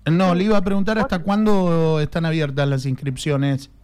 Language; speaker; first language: Spanish; native; Spanish